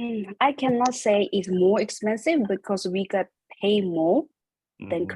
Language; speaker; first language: English; non-native, learner; Korean